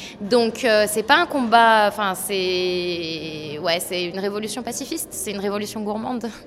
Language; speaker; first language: French; native; French